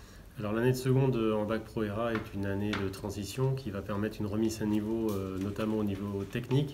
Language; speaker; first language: French; native; French